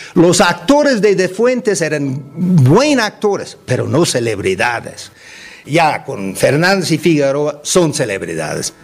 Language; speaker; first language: Spanish; non-native, fluent; English